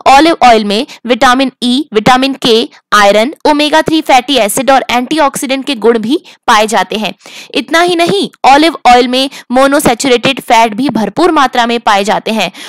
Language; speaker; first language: Hindi; native; Hindi